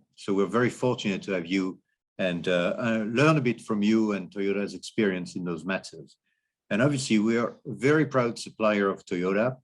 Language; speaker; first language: English; non-native, fluent; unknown